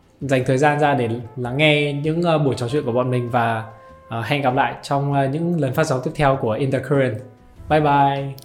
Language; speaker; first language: Vietnamese; native; Vietnamese